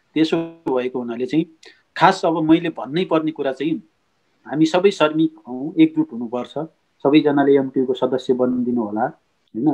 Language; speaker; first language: Nepali; native; Nepali